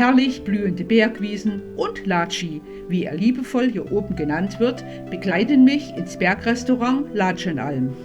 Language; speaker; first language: German; native; German